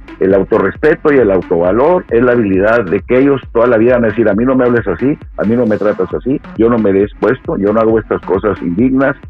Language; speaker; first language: Spanish; native; Spanish